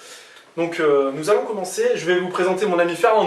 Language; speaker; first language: French; native; French